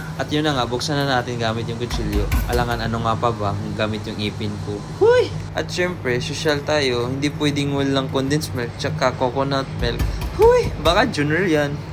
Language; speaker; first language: Filipino; non-native, local second language; Cebuano